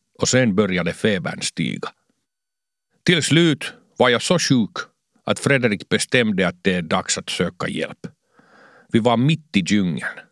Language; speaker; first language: Swedish; non-native, local second language; Finnish